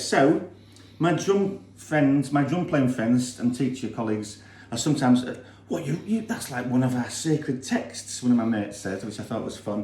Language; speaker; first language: English; native; English